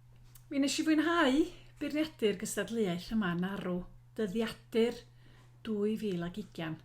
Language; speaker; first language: Welsh; native; Welsh